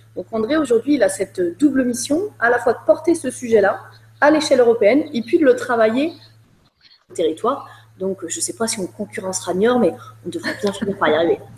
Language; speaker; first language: French; native; French